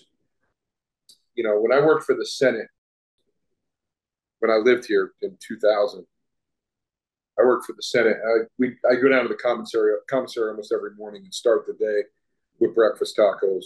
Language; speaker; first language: English; native; English